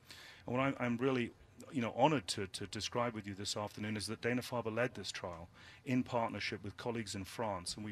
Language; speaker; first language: English; native; English